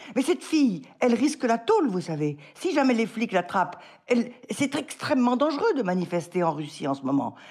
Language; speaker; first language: French; native; French